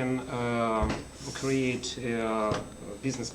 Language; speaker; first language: English; non-native, learner; Russian